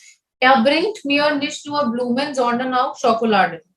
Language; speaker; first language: German; non-native, fluent; Hindi